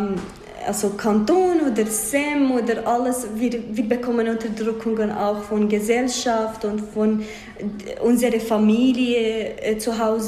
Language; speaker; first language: German; non-native, fluent; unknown